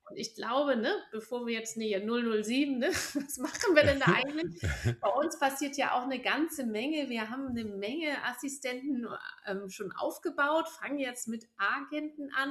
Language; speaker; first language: German; native; German